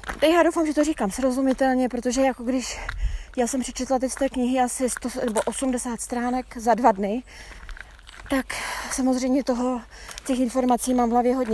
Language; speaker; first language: Czech; native; Czech